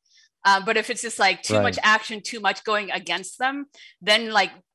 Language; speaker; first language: English; early bilingual, other home language; Wu Chinese